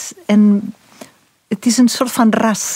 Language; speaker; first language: Dutch; non-native, local second language; French